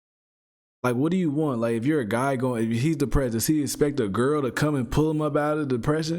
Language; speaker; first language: English; native; English